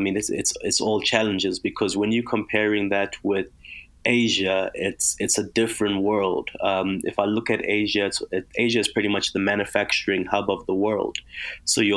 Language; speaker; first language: English; native; English